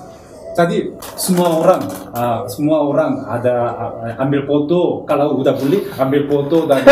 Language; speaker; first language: Indonesian; non-native, learner; Korean